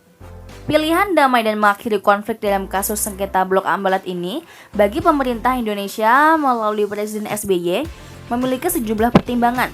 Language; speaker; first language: Indonesian; native; Indonesian